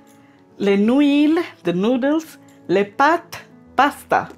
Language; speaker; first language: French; non-native, fluent; Telugu